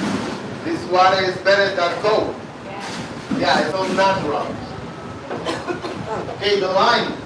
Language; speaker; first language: English; non-native, learner; Spanish